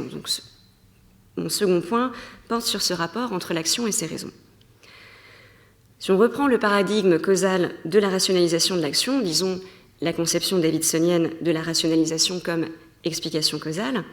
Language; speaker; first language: French; native; French